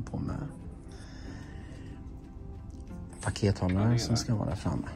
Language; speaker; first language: Swedish; native; Swedish